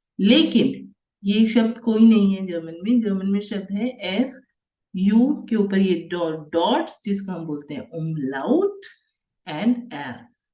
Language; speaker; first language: Hindi; native; Hindi